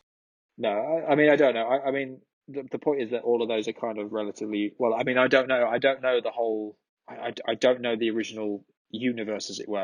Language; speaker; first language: English; native; English